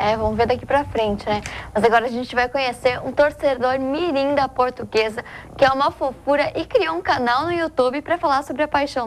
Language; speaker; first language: Portuguese; native; Portuguese